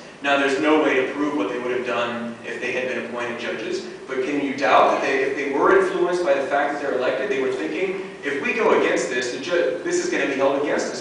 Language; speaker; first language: English; native; English